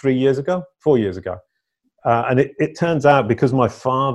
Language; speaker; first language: English; native; English